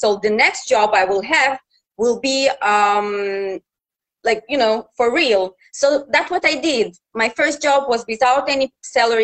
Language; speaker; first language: English; non-native, fluent; Russian